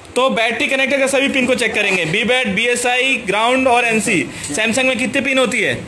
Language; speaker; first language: Hindi; native; Hindi